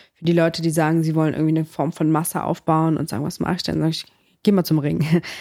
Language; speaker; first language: German; early bilingual, other home language; Greek